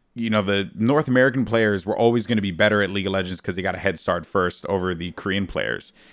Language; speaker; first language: English; native; English